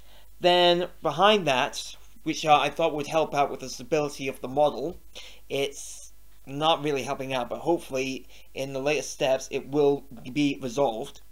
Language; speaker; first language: English; native; English